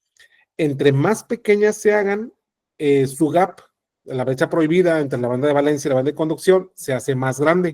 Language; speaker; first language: Spanish; native; Spanish